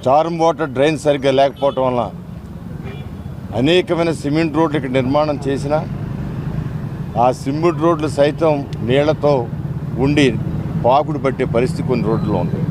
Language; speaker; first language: Telugu; native; Telugu